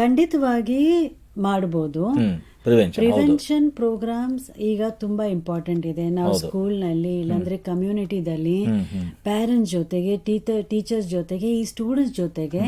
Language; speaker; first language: Kannada; non-native, local second language; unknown